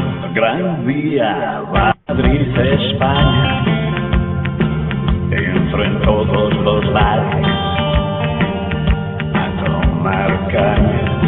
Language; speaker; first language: Spanish; native; Spanish